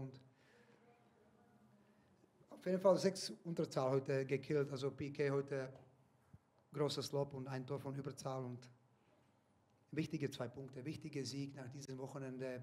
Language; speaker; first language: German; non-native, fluent; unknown